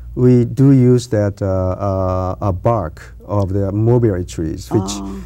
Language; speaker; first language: English; non-native, learner; Japanese